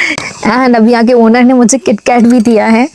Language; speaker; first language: Hindi; native; Hindi